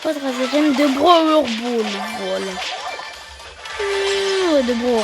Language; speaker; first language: French; native; French